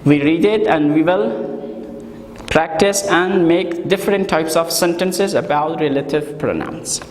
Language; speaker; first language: English; non-native, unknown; Persian